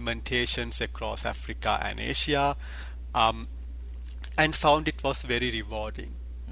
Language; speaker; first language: English; non-native, local second language; Sinhala